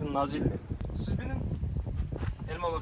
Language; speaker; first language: Turkish; non-native, local second language; Kazakh